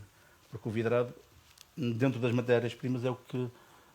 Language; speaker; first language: Portuguese; native; Portuguese